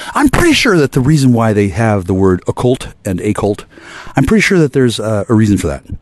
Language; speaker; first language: English; native; English